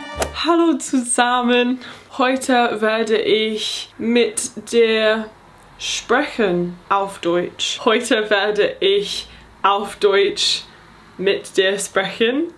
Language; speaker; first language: German; non-native, learner; English